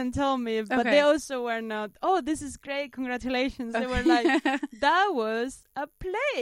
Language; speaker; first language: English; non-native, fluent; Spanish